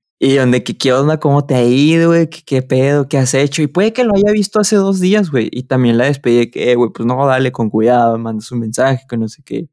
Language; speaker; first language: Spanish; native; Spanish